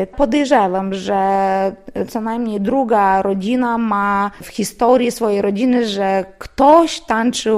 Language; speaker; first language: Polish; non-native, local second language; Lithuanian